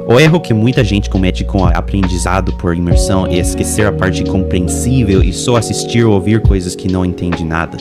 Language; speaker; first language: Portuguese; non-native, fluent; English